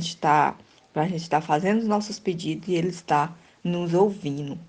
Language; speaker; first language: Portuguese; native; Portuguese